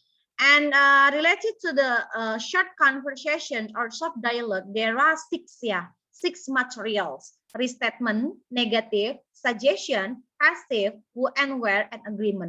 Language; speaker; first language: English; non-native, learner; Indonesian